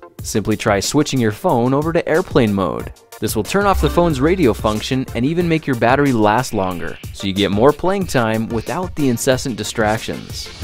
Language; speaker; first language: English; native; English